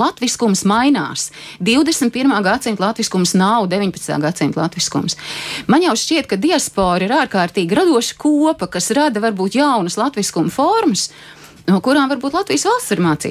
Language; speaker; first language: Latvian; native; Latvian